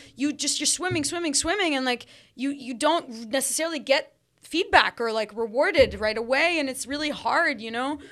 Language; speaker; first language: English; early bilingual, other home language; Arabic